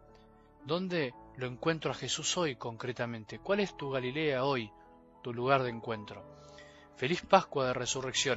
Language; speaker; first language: Spanish; native; Spanish